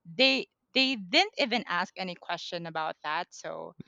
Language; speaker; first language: English; non-native, local second language; Pampanga